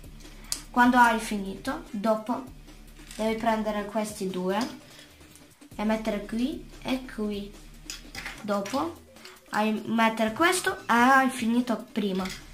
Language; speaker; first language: Italian; early bilingual, other home language; Russian